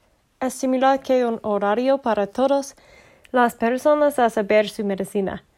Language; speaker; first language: Spanish; non-native, learner; English